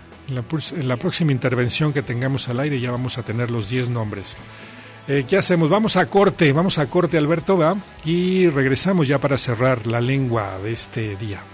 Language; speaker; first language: Spanish; native; Spanish